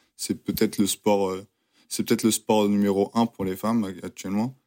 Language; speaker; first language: French; native; French